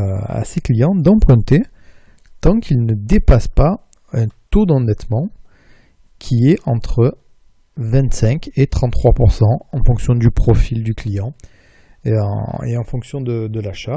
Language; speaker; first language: French; native; French